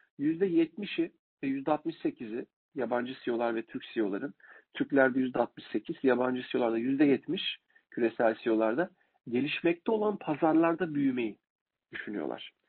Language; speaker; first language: Turkish; native; Turkish